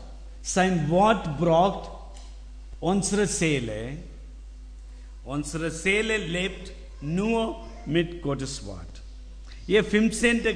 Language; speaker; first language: German; non-native, learner; Tamil